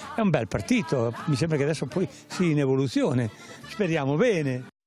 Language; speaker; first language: Italian; native; Italian